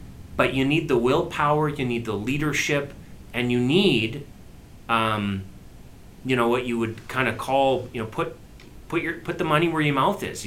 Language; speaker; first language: English; native; English